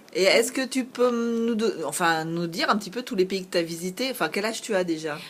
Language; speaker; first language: French; native; French